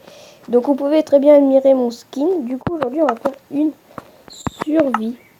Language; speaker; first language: French; native; French